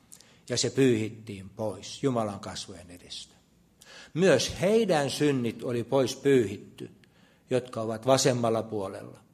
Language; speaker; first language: Finnish; native; Finnish